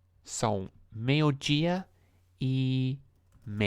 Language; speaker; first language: Portuguese; non-native, learner; English